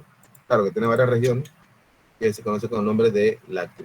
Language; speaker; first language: Spanish; native; Spanish